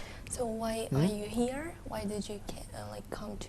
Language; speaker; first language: English; non-native, fluent; Ukrainian